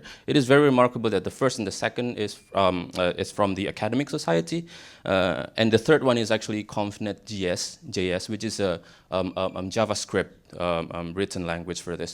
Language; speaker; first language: English; non-native, fluent; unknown